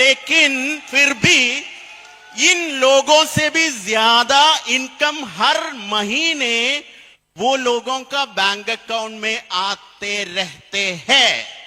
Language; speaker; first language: Hindi; non-native, local second language; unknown